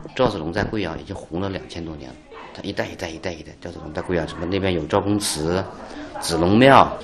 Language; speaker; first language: Chinese; native; Chinese